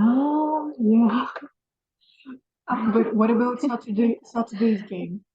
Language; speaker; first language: English; non-native, fluent; Russian